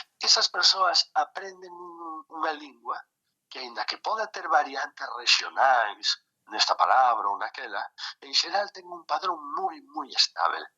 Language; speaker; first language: Galician; native; Galician